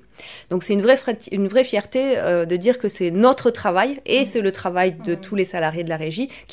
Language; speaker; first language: French; native; French